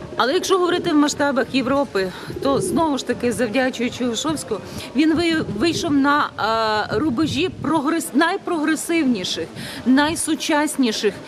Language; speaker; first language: Ukrainian; native; Ukrainian